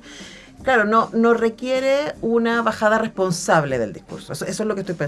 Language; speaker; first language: Spanish; native; Spanish